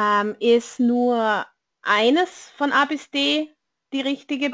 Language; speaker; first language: German; native; German